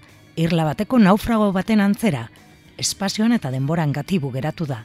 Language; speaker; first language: Basque; native; Basque